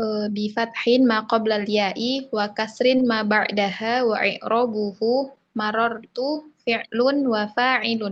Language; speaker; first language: Arabic; non-native, learner; Indonesian